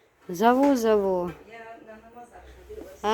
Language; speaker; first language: Russian; non-native, local second language; Chechen